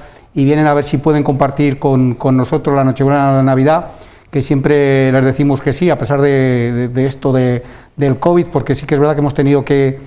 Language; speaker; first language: Spanish; native; Spanish